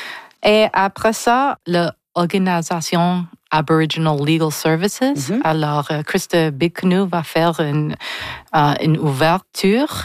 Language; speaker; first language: French; non-native, learner; English